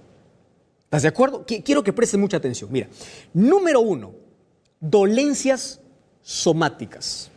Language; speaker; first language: Spanish; native; Spanish